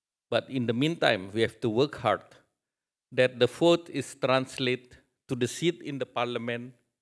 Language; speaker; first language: English; non-native, fluent; Indonesian